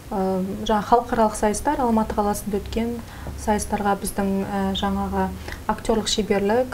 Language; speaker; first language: Kazakh; native; Kazakh